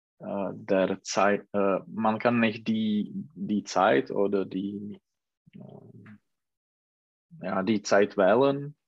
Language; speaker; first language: German; non-native, learner; Czech